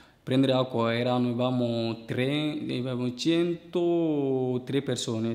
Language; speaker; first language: Italian; non-native, learner; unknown